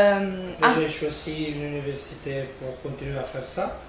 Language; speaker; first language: French; non-native, fluent; Italian